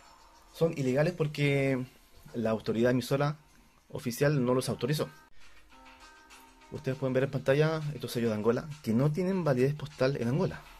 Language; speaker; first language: Spanish; native; Spanish